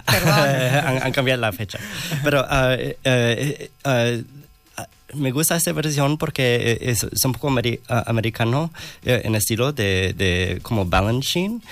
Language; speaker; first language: Spanish; non-native, learner; English